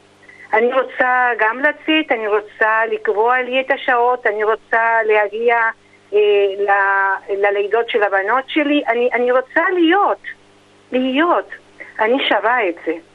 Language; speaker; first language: Hebrew; non-native, fluent; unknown